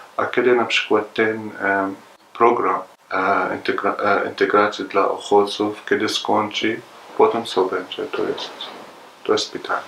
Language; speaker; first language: Polish; non-native, learner; Arabic